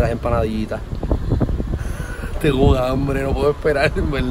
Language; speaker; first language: Spanish; native; Spanish